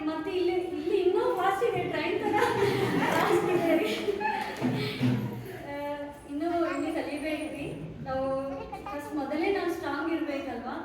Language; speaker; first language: Kannada; non-native, learner; Telugu